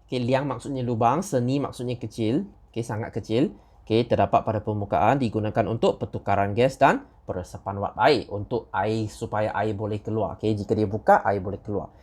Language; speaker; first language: Malay; non-native, local second language; Chinese